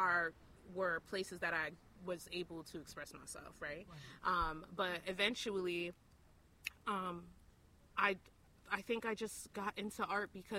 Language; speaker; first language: English; native; English